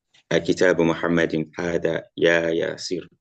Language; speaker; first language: Arabic; non-native, learner; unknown